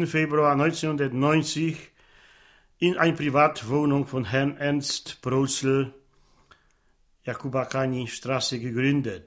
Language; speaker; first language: German; non-native, local second language; Polish